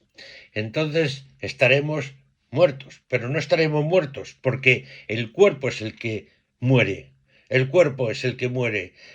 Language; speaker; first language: Spanish; native; Spanish